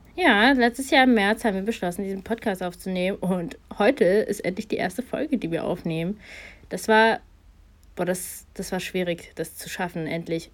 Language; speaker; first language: German; early bilingual, other home language; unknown